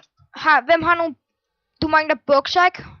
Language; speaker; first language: Danish; native; Danish